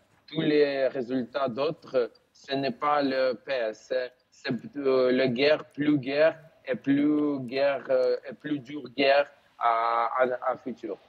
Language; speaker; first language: French; non-native, learner; Ukrainian